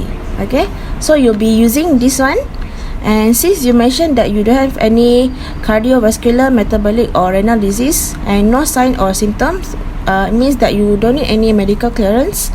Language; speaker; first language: English; non-native, local second language; Malay